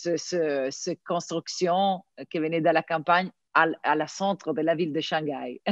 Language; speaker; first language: French; non-native, fluent; Italian